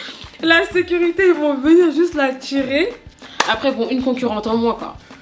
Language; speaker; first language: French; native; French